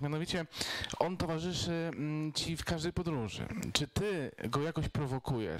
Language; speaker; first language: Polish; native; Polish